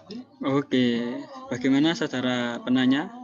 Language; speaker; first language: Indonesian; native; Indonesian